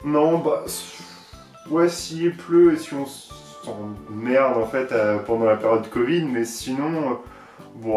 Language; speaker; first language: French; native; French